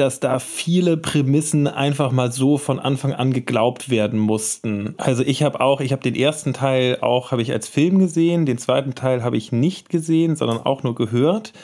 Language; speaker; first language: German; native; German